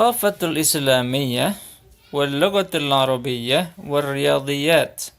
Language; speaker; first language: Arabic; non-native, fluent; Indonesian